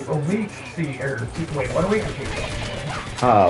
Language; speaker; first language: English; native; English